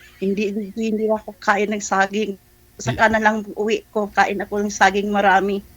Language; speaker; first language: Filipino; non-native, local second language; Cebuano